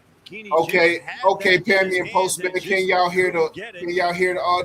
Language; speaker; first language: English; native; English